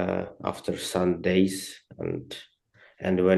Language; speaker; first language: English; non-native, learner; Ukrainian